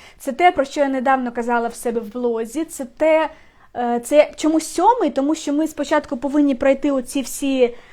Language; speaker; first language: Ukrainian; non-native, local second language; Russian